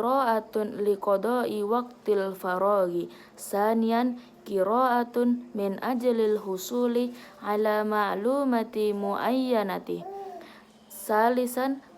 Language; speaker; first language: Arabic; non-native, learner; Indonesian